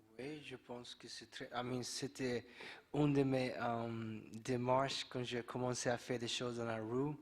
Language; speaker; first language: French; non-native, fluent; English